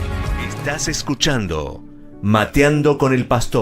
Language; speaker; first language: Spanish; native; Spanish